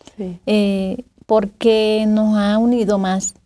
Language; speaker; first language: Spanish; native; Spanish